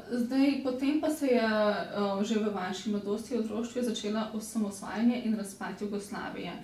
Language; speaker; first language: Slovenian; native; Slovenian